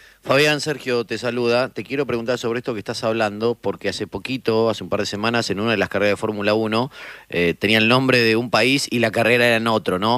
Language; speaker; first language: Spanish; native; Spanish